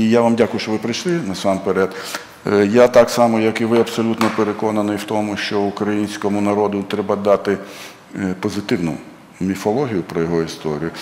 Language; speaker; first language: Ukrainian; non-native, local second language; Russian